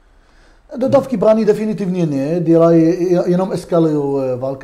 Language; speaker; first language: Czech; non-native, fluent; Hebrew